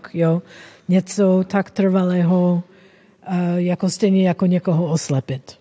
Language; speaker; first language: Czech; non-native, fluent; English